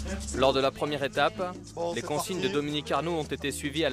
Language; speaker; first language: French; native; French